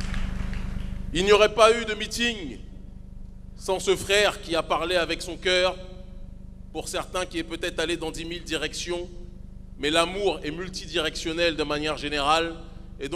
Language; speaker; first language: French; native; French